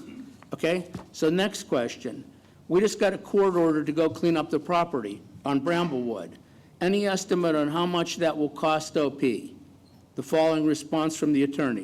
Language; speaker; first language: English; native; English